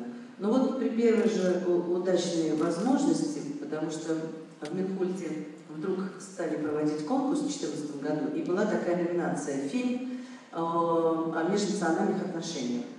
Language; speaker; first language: Russian; native; Russian